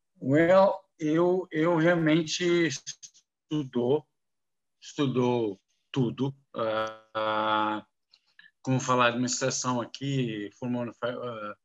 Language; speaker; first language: Portuguese; non-native, learner; Arabic